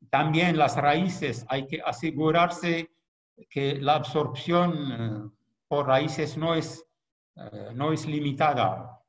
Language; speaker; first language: Spanish; non-native, fluent; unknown